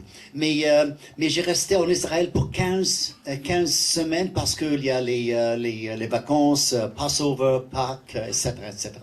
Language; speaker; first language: French; non-native, learner; English